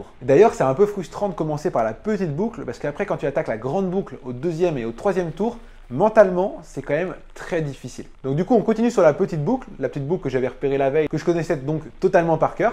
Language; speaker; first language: French; native; French